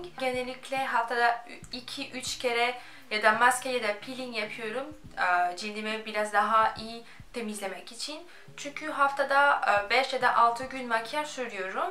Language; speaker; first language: Turkish; non-native, fluent; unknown